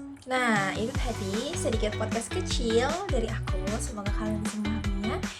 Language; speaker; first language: Indonesian; native; Indonesian